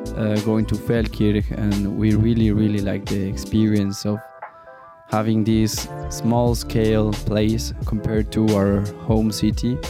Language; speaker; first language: English; non-native, fluent; Spanish